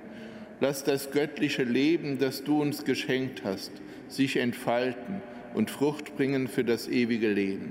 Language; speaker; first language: German; native; German